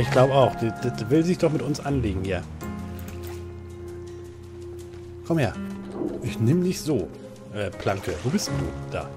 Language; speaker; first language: German; native; German